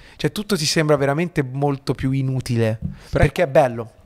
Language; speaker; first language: Italian; native; Italian